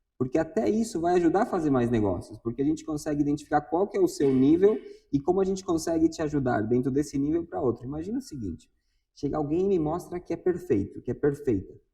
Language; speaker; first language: Portuguese; non-native, fluent; Spanish